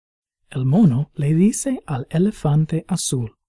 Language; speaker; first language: Spanish; non-native, fluent; English